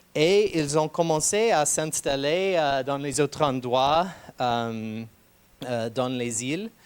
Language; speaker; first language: French; non-native, fluent; English